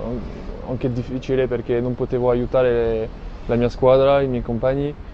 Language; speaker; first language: Italian; non-native, fluent; French